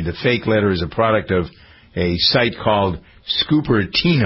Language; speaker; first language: English; native; English